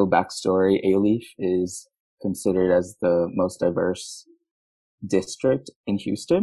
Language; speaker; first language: English; non-native, local second language; Filipino